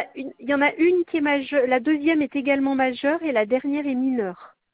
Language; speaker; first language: French; native; French